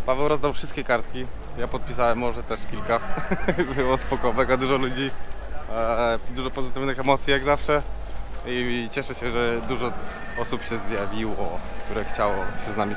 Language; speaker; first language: Polish; native; Polish